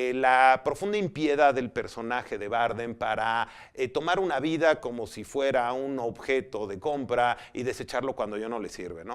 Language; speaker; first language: Spanish; native; Spanish